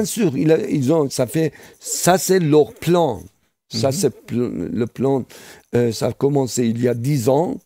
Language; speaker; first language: French; non-native, fluent; Persian